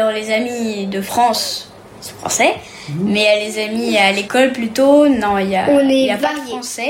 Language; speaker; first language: French; early bilingual, heritage; French